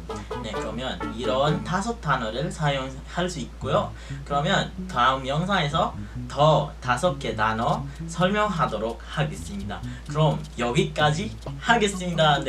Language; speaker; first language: Korean; non-native, fluent; Filipino